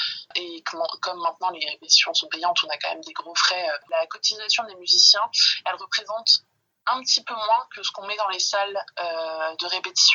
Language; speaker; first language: French; native; French